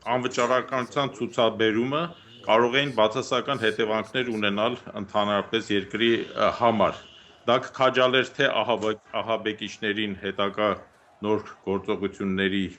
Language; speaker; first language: Armenian; native; Armenian